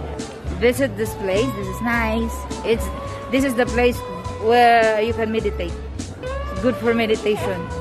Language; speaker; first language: English; non-native, local second language; Filipino